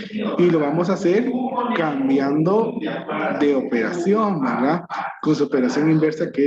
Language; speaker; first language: Spanish; native; Spanish